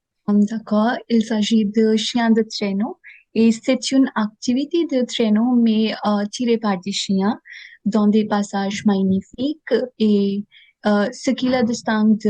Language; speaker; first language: French; non-native, learner; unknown